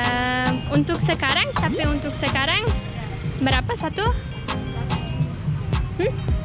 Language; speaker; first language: Indonesian; non-native, learner; Polish